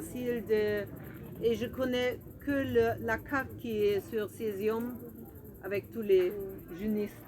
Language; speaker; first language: French; non-native, fluent; German